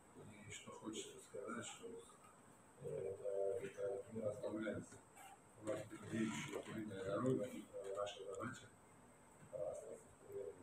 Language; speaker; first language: Russian; non-native, local second language; Uzbek